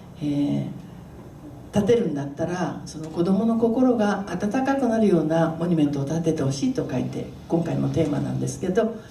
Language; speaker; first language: Japanese; native; Japanese